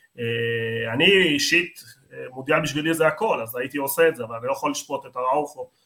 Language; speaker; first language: Hebrew; non-native, fluent; Spanish